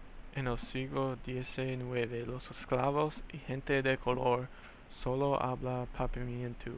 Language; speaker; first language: Spanish; non-native, learner; English